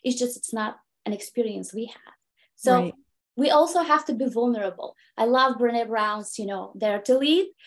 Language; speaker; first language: English; non-native, fluent; Bulgarian